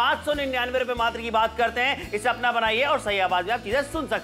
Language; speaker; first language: Hindi; native; Hindi